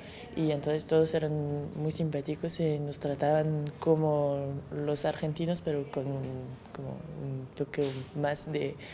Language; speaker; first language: Spanish; non-native, fluent; French